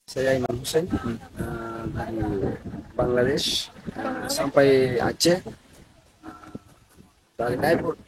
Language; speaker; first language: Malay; non-native, learner; Rohingya